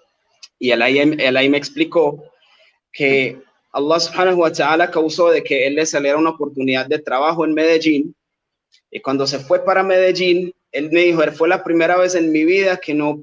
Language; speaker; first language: Spanish; native; Spanish